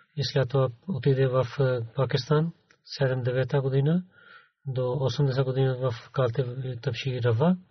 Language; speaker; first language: Bulgarian; non-native, learner; Urdu